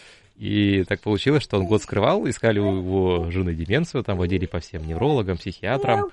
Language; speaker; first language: Russian; native; Russian